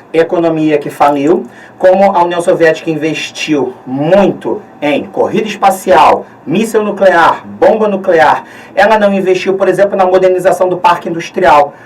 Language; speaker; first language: Portuguese; native; Portuguese